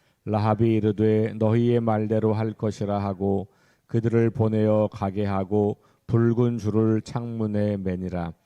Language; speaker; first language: Korean; native; Korean